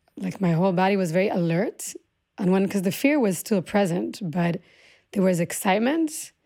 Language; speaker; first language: English; early bilingual, other home language; Hebrew